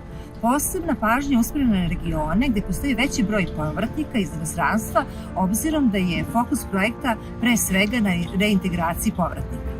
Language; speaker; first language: Serbian; native; Serbian